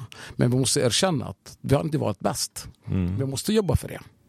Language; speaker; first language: Swedish; non-native, fluent; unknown